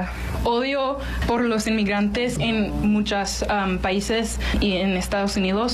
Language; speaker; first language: Spanish; non-native, learner; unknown